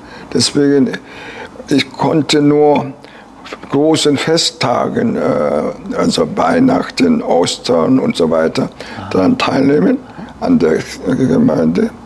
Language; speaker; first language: German; non-native, fluent; Korean